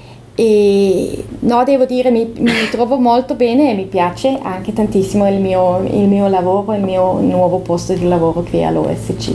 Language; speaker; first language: Italian; non-native, local second language; German